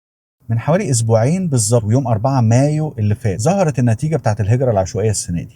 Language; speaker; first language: Arabic; native; Arabic